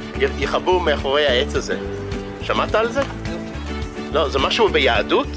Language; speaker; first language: Hebrew; non-native, fluent; English